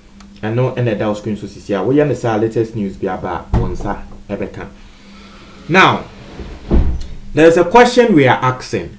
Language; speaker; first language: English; non-native, local second language; Akan